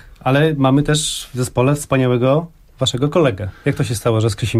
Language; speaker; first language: Polish; native; Polish